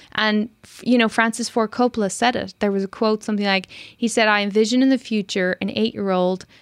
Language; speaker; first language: English; native; English